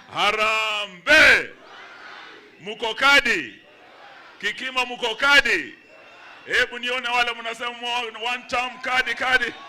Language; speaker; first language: Swahili; non-native, local second language; Luyia